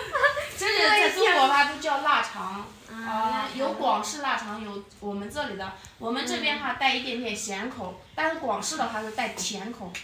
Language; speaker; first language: Chinese; native; Chinese